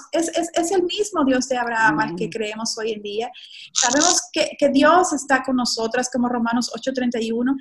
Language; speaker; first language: Spanish; native; Spanish